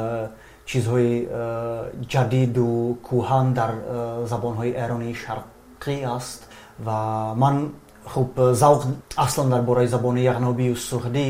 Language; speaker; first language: Persian; non-native, fluent; Czech